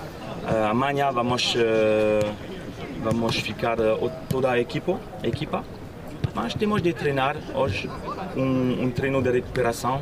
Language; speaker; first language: Portuguese; non-native, learner; French